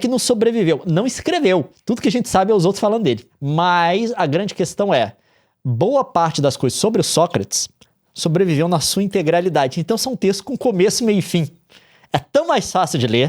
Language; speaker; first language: Portuguese; native; Portuguese